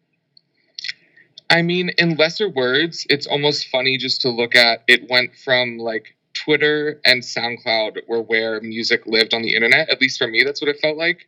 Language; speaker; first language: English; native; English